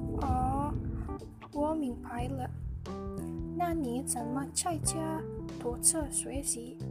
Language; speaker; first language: Chinese; non-native, learner; Indonesian